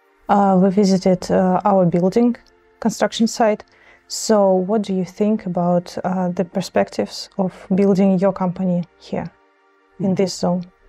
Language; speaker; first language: English; non-native, fluent; Russian